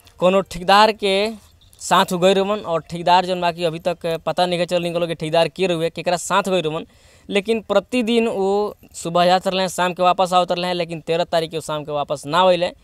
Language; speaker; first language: Hindi; native; Hindi